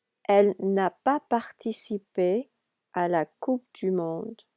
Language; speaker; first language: French; non-native, fluent; English